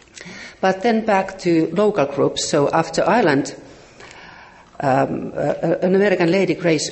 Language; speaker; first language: English; non-native, fluent; Finnish